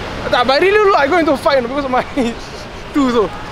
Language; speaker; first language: English; non-native, local second language; Malay